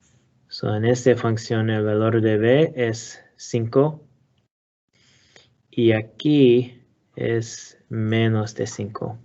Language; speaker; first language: Spanish; non-native, learner; English